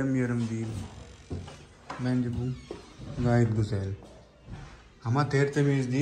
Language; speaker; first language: Turkish; non-native, learner; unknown